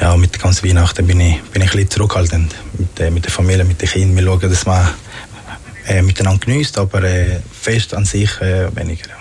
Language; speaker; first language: German; early bilingual, other home language; Spanish